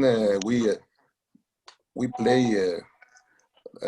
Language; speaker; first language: English; non-native, learner; Spanish